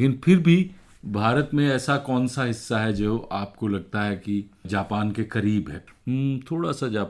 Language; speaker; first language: Hindi; native; Hindi